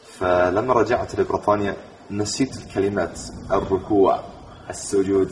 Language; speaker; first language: Arabic; non-native, fluent; English